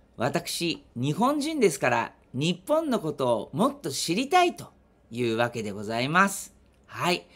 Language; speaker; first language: Japanese; native; Japanese